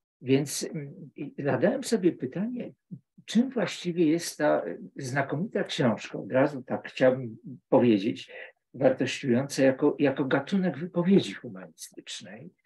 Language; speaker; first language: Polish; native; Polish